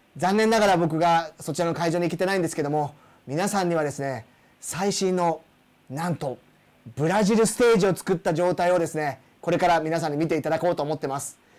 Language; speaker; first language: Japanese; native; Japanese